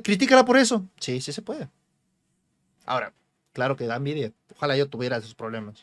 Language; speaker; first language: Spanish; native; Spanish